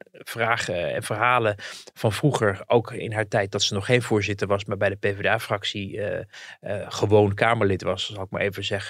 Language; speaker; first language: Dutch; native; Dutch